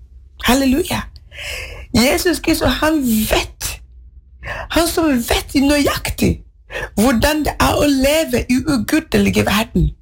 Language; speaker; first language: Norwegian; non-native, fluent; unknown